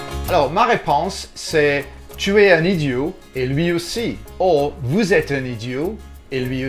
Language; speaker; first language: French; non-native, fluent; English